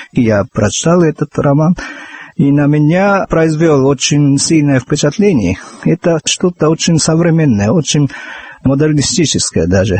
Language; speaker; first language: Russian; non-native, fluent; Japanese